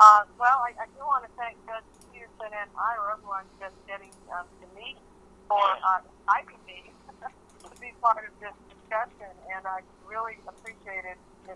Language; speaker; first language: English; early bilingual, other home language; Korean